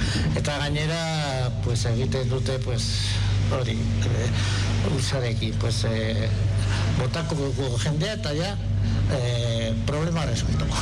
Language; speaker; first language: Basque; non-native, local second language; Spanish